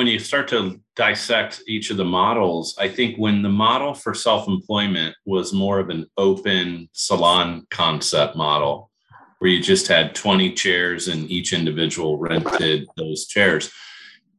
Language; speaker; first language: English; native; English